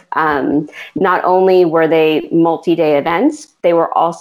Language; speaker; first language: English; native; English